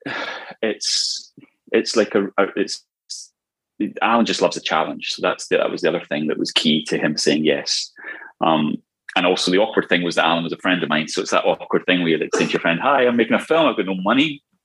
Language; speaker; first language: English; native; English